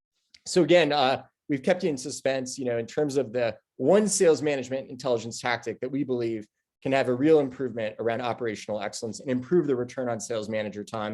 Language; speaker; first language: English; native; English